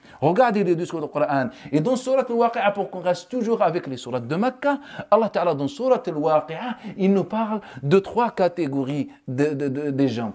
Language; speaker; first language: French; non-native, local second language; Wolof